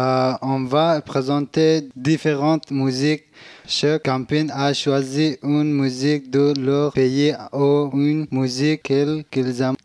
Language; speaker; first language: French; non-native, learner; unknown